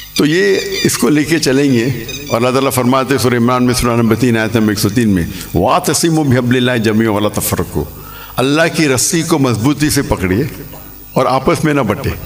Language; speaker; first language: Urdu; non-native, local second language; English